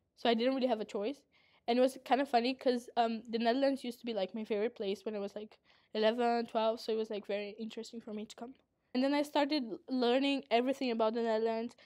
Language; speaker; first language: English; non-native, fluent; Portuguese